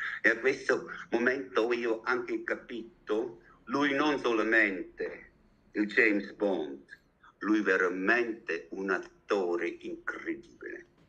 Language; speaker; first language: Italian; non-native, learner; German